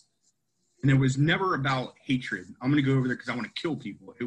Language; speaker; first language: English; native; English